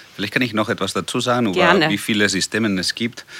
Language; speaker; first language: German; non-native, fluent; Spanish